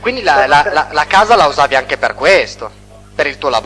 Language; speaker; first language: Italian; native; Italian